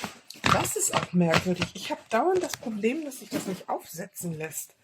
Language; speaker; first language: German; native; German